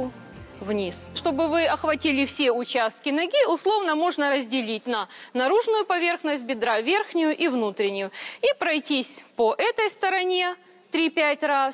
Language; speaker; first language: Russian; native; Russian